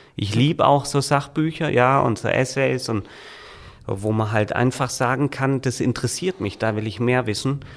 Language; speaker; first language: German; native; German